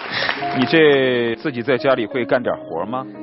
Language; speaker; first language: Chinese; native; Chinese